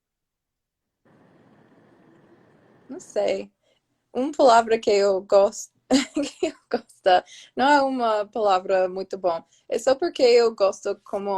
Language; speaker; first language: Portuguese; non-native, learner; English